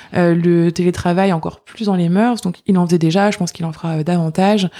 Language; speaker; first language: French; native; French